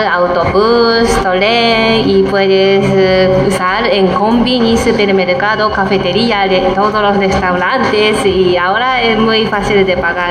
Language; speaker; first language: Spanish; non-native, learner; Japanese